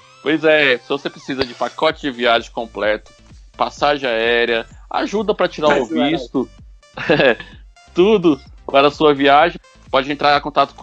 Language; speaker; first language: Portuguese; native; Portuguese